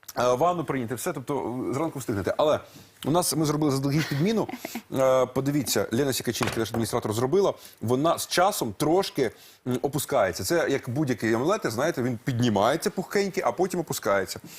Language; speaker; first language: Ukrainian; native; Ukrainian